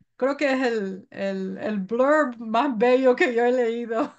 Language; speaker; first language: Spanish; early bilingual, heritage; Spanish